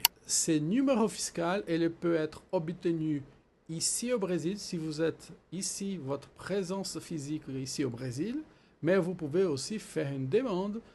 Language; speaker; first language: French; non-native, fluent; Portuguese